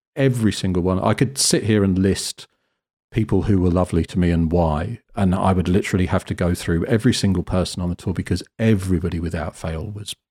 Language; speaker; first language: English; native; English